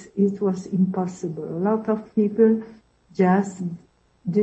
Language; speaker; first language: English; non-native, learner; Polish